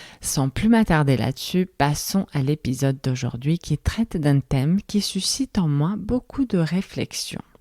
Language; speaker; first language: French; non-native, fluent; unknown